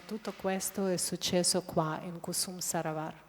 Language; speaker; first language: Italian; non-native, fluent; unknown